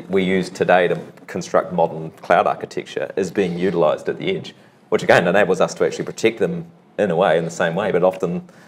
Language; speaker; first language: English; native; English